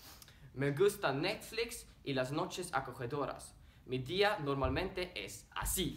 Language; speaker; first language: Spanish; non-native, learner; English